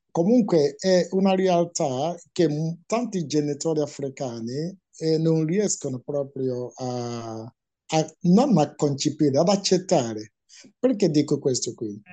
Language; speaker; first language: Italian; non-native, fluent; Igbo